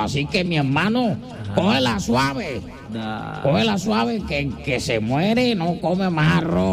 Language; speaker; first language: Spanish; native; Spanish